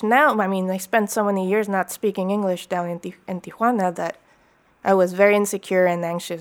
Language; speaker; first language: English; native; English